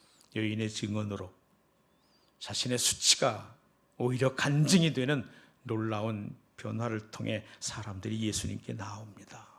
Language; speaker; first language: Korean; native; Korean